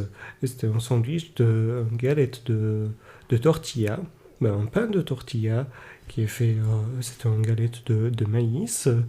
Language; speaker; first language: French; non-native, fluent; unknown